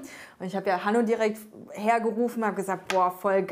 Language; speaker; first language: German; native; German